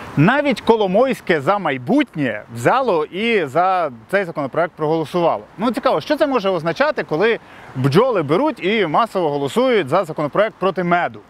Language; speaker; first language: Ukrainian; native; Ukrainian